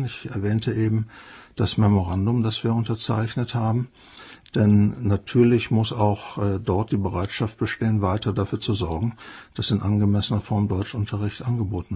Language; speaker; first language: German; native; German